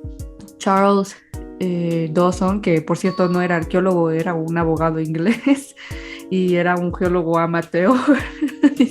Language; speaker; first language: Spanish; native; Spanish